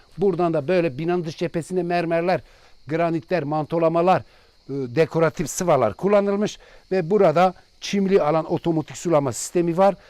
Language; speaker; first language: Turkish; non-native, local second language; Kurdish